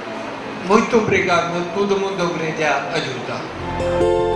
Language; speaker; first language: Portuguese; non-native, learner; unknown